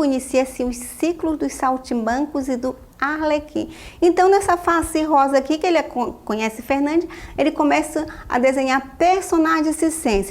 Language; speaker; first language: Portuguese; native; Portuguese